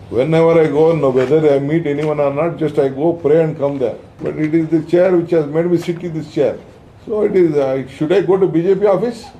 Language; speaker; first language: English; non-native, local second language; Kannada